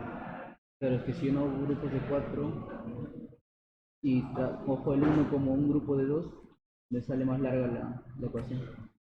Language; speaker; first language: Spanish; native; Spanish